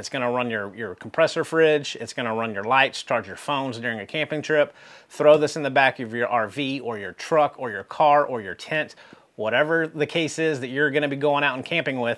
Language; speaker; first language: English; native; English